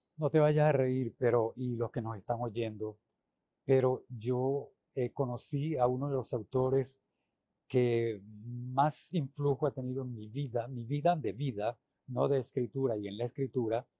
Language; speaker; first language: Spanish; native; Spanish